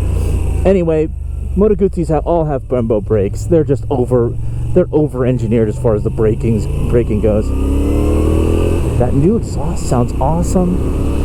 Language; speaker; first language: English; native; English